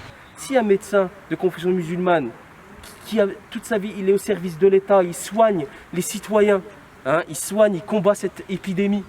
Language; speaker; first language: French; native; French